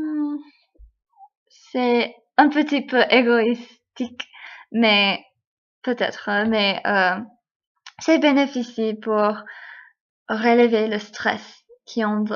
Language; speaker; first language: French; non-native, learner; English